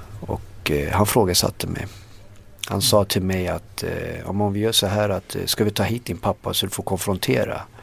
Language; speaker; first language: Swedish; early bilingual, other home language; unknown